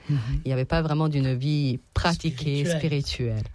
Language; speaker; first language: French; non-native, fluent; Serbian